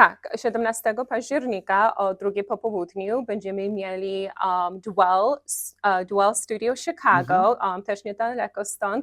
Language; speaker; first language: Polish; early bilingual, heritage; Polish